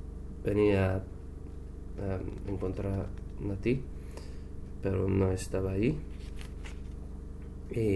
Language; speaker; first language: Spanish; non-native, learner; English